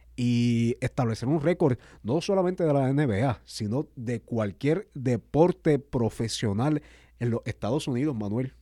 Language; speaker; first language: Spanish; native; Spanish